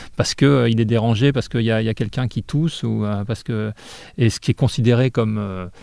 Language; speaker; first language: French; native; French